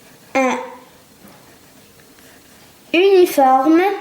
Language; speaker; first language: French; non-native, local second language; Arabic